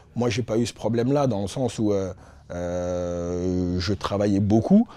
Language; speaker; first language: French; native; French